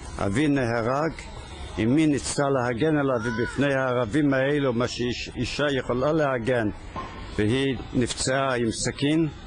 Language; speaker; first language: Hebrew; early bilingual, other home language; Yiddish